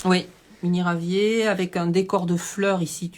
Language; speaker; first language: French; native; French